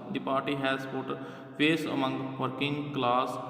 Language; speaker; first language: English; non-native, local second language; Punjabi